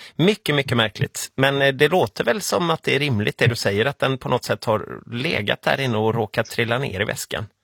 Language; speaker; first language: Swedish; native; Swedish